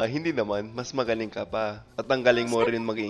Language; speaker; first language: Filipino; non-native, fluent; English